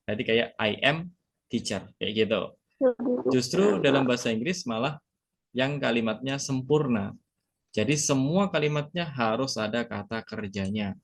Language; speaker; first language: Indonesian; native; Indonesian